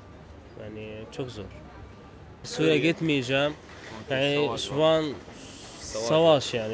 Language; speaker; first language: Turkish; non-native, learner; Arabic